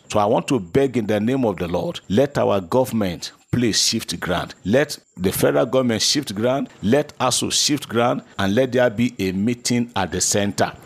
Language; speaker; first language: English; non-native, local second language; Yoruba